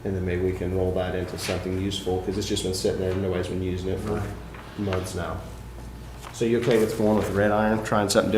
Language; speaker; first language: English; native; English